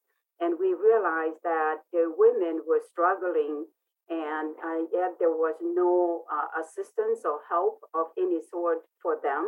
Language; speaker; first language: English; non-native, fluent; Lao